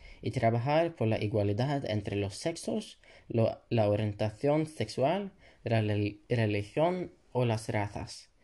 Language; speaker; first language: Spanish; non-native, learner; Norwegian